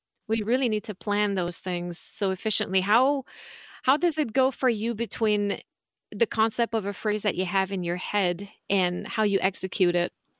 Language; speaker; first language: English; non-native, fluent; French